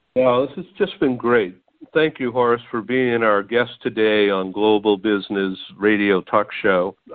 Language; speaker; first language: English; native; English